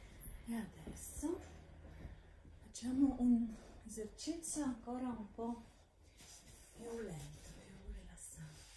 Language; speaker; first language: Italian; non-native, learner; Russian